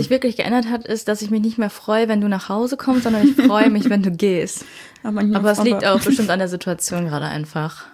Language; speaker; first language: German; native; German